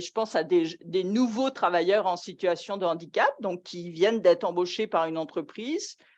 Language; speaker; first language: French; native; French